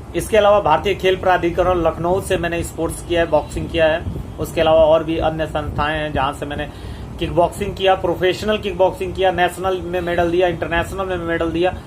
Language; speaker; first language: Hindi; native; Hindi